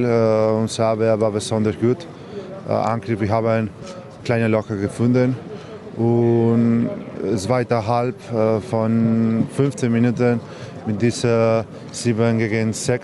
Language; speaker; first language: German; non-native, learner; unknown